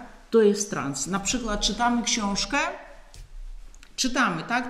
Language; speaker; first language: Polish; non-native, fluent; Russian